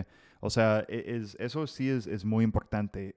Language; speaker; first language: Spanish; non-native, fluent; English